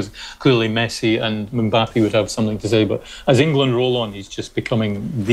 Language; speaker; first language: English; native; English